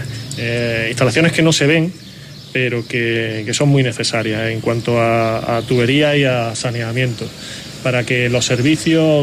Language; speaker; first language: Spanish; native; Spanish